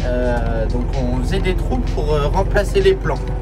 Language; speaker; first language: French; native; French